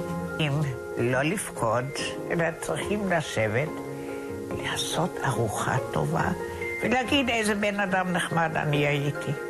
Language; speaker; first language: Hebrew; non-native, fluent; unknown